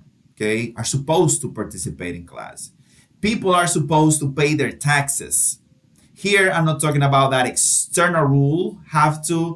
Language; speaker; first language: English; non-native, fluent; Spanish